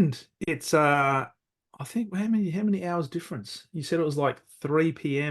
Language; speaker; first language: English; native; English